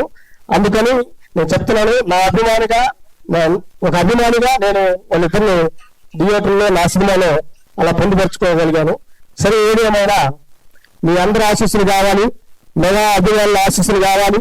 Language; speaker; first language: Telugu; native; Telugu